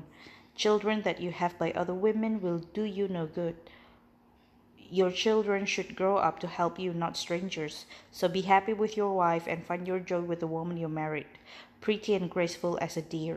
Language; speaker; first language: English; non-native, fluent; Indonesian